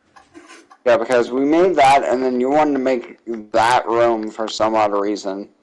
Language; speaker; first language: English; native; English